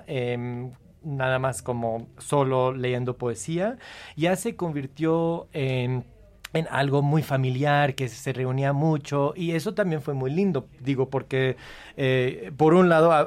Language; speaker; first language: Spanish; early bilingual, heritage; Spanish